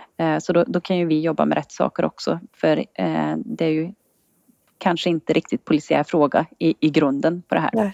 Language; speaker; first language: Swedish; native; Swedish